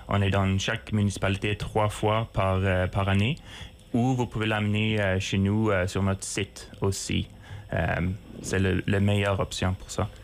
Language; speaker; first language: French; non-native, fluent; Swedish